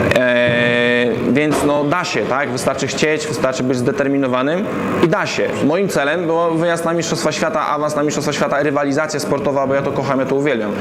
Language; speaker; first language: Polish; native; Polish